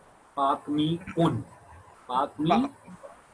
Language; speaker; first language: Persian; non-native, fluent; Urdu